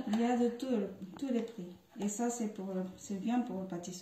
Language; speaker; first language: French; non-native, fluent; Japanese